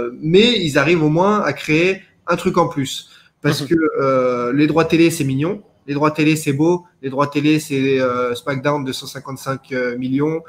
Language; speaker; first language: French; native; French